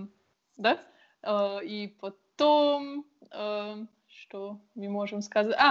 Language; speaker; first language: Russian; non-native, learner; Slovenian